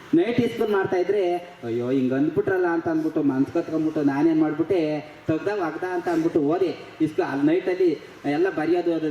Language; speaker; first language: Kannada; native; Kannada